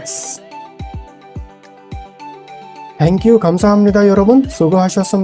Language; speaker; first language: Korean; non-native, fluent; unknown